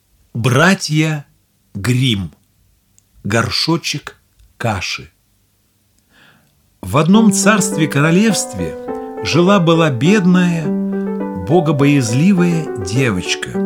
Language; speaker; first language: Russian; native; Russian